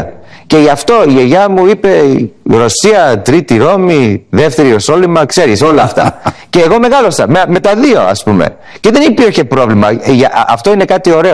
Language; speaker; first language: Greek; early bilingual, heritage; Greek